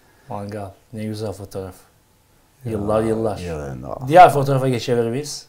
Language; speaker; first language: Turkish; native; Turkish